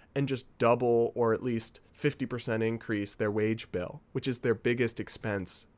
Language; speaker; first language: English; native; English